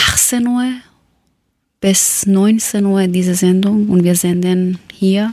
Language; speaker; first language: German; non-native, learner; Persian